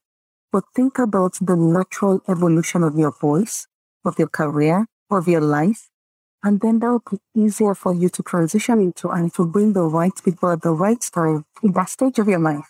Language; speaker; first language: English; non-native, local second language; Yoruba